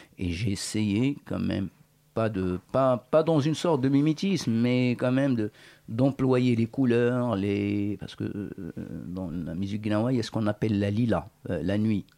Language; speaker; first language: French; non-native, local second language; Berber languages